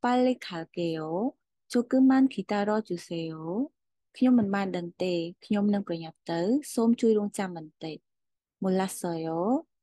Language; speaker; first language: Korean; non-native, fluent; Khmer